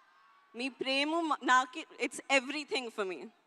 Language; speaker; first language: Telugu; non-native, learner; Hindi